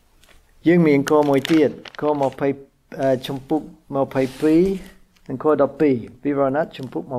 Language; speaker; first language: Khmer; non-native, fluent; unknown